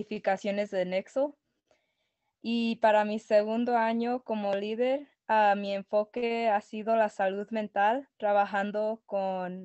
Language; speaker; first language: Spanish; early bilingual, other home language; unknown